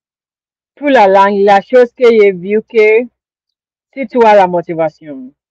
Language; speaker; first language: French; non-native, learner; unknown